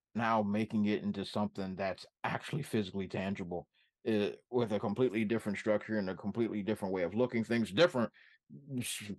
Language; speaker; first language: English; native; English